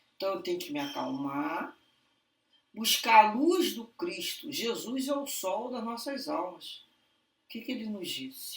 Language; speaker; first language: Portuguese; native; Portuguese